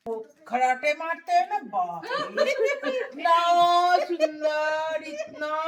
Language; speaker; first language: Hindi; non-native, local second language; Bangla